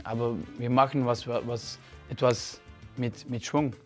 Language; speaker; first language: German; non-native, fluent; French